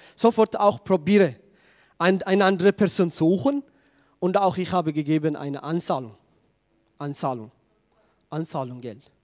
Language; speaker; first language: German; non-native, learner; Tigrinya